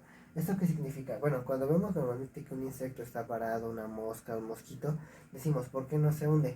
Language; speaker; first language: Spanish; native; Spanish